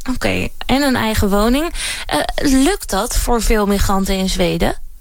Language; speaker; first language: Dutch; native; Dutch